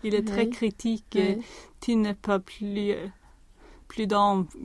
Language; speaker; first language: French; non-native, learner; Swedish